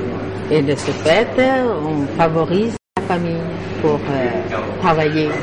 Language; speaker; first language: French; non-native, fluent; Lao